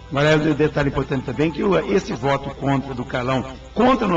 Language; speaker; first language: Portuguese; native; Portuguese